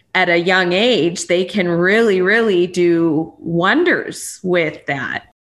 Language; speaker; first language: English; native; English